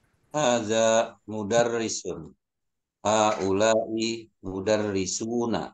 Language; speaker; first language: Arabic; non-native, learner; Indonesian